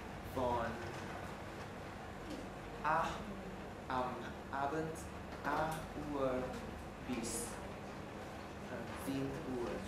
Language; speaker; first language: German; non-native, learner; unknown